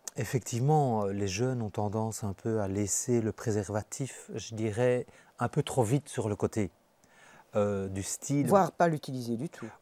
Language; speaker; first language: French; native; French